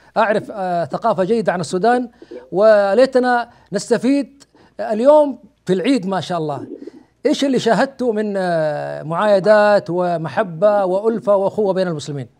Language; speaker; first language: Arabic; native; Arabic